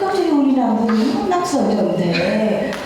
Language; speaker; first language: Korean; non-native, learner; Vietnamese